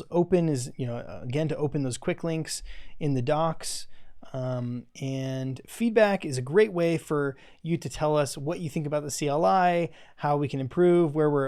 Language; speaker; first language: English; native; English